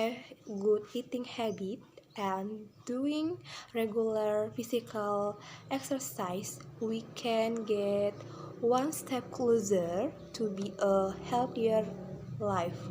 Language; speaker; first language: English; non-native, learner; Indonesian